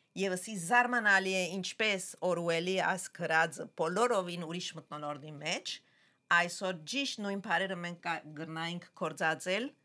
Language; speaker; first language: Armenian; early bilingual, heritage; Armenian